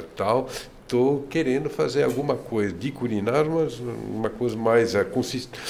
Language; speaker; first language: Portuguese; non-native, fluent; French